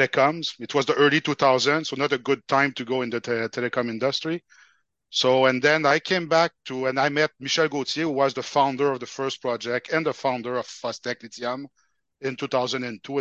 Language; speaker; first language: English; non-native, fluent; French